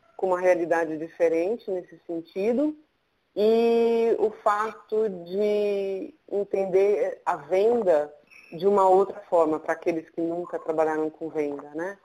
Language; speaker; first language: Portuguese; native; Portuguese